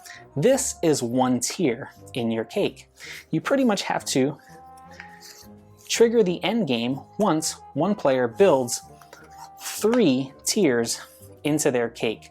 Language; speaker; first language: English; native; English